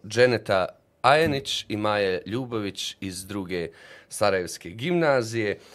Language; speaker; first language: Bosnian; native; Bosnian